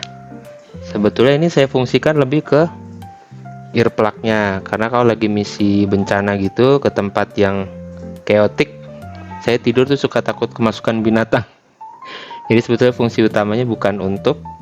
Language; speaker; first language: Indonesian; native; Indonesian